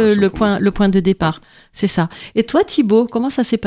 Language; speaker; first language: French; native; French